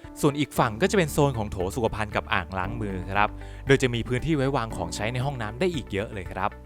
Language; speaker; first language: Thai; native; Thai